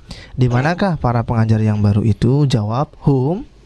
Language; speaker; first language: Indonesian; native; Indonesian